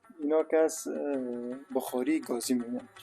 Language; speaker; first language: Persian; native; Persian